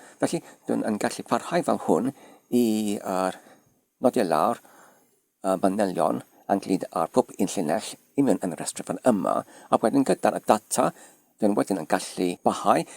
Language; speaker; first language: Welsh; non-native, fluent; English